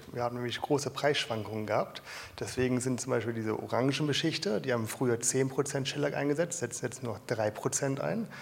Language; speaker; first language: German; native; German